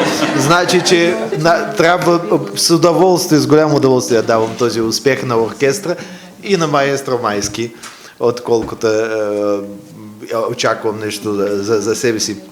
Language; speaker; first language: Bulgarian; non-native, fluent; Russian